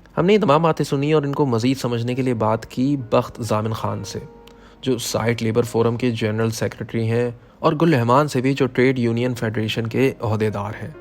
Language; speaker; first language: Urdu; native; Urdu